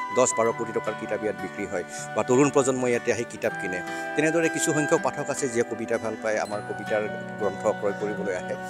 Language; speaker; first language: Assamese; native; Assamese